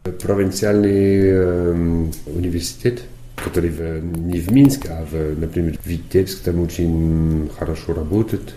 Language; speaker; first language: Russian; non-native, fluent; French